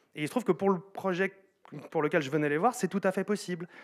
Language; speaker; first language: French; native; French